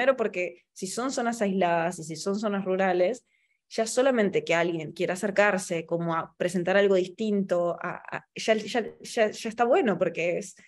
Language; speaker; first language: Spanish; native; Spanish